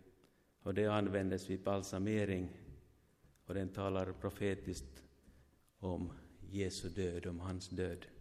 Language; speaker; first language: Swedish; non-native, fluent; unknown